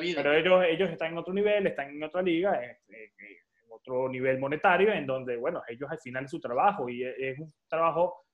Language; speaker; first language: Spanish; native; Spanish